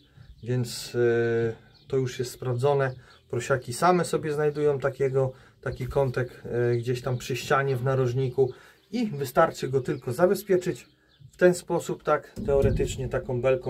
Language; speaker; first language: Polish; native; Polish